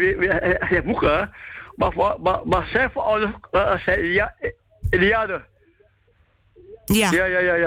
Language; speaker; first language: Dutch; non-native, local second language; Javanese